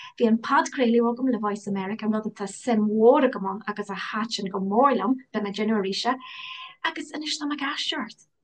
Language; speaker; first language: Irish; non-native, local second language; English